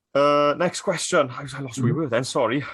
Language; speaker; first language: English; native; English